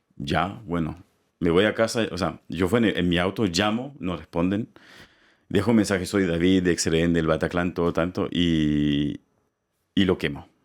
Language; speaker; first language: Spanish; native; Spanish